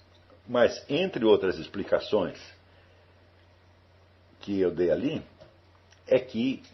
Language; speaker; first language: Portuguese; native; Portuguese